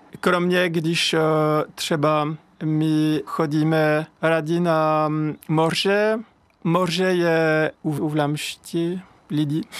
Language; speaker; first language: Czech; non-native, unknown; French